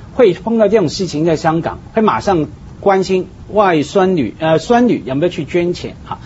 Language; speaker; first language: Chinese; non-native, local second language; Cantonese